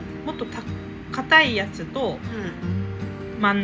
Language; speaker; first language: Japanese; non-native, fluent; Korean